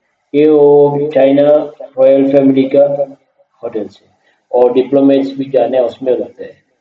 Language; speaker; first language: Hindi; non-native, learner; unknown